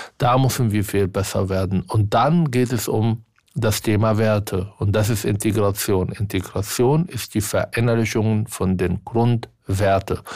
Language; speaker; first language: German; non-native, fluent; Arabic